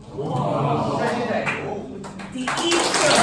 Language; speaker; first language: Chinese; non-native, learner; English